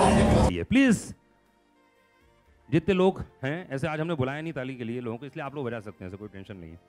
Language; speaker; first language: Hindi; native; Hindi